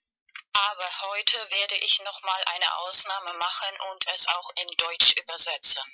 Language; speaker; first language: German; non-native, learner; Spanish